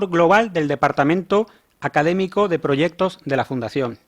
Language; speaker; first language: Spanish; native; Spanish